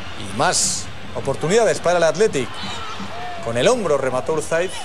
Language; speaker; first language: Spanish; native; Spanish